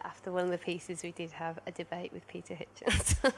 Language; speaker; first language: English; native; English